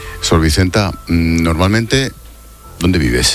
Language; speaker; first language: Spanish; native; Spanish